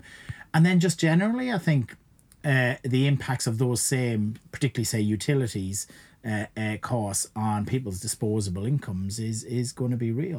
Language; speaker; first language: English; native; English